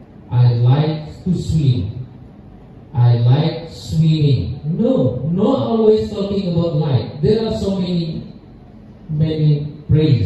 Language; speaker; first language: English; non-native, learner; Indonesian